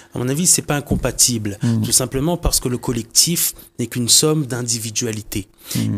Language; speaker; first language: French; native; French